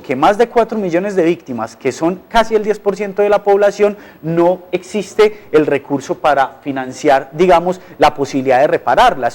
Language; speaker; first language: Spanish; native; Spanish